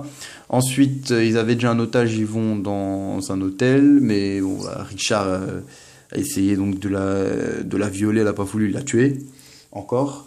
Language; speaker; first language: French; native; French